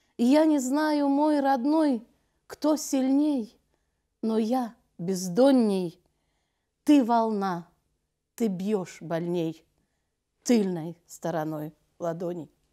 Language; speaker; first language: Russian; non-native, local second language; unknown